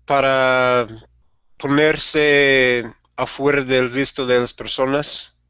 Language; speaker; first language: Spanish; non-native, learner; English